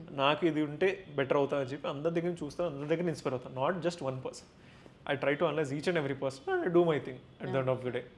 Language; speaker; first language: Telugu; native; Telugu